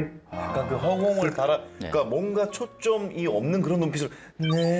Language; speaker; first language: Korean; native; Korean